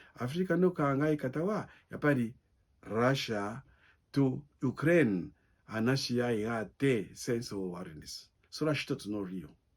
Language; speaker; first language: Japanese; non-native, learner; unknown